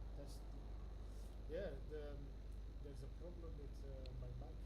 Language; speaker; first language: English; non-native, learner; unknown